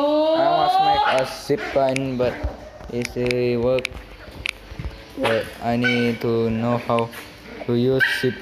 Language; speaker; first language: English; non-native, learner; Indonesian